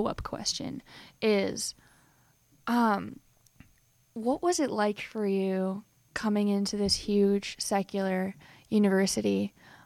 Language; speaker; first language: English; native; English